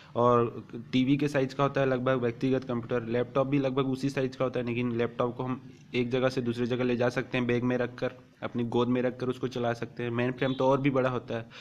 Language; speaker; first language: Hindi; native; Hindi